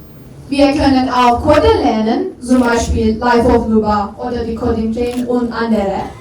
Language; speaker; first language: German; non-native, learner; Turkish